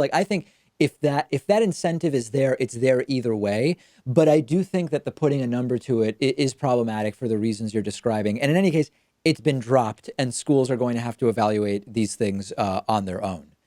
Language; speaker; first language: English; native; English